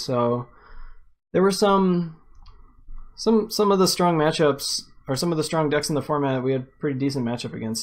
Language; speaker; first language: English; native; English